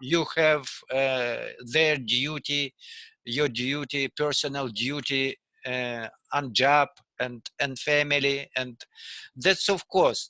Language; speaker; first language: English; non-native, learner; Russian